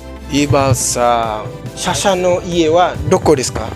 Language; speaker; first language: Japanese; non-native, learner; Indonesian